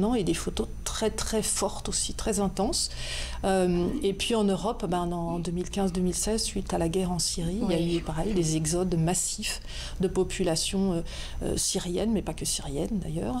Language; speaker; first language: French; native; French